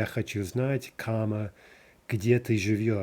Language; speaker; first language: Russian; non-native, fluent; English